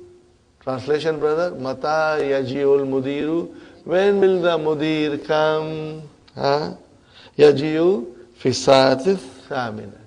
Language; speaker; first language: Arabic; non-native, fluent; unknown